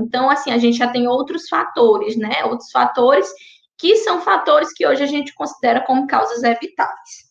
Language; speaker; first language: Portuguese; native; Portuguese